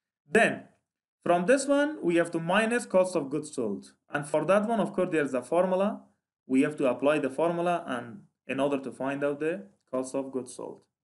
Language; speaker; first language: English; non-native, fluent; Persian